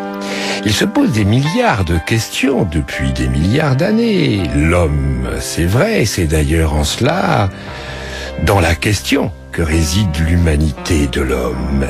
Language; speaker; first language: French; native; French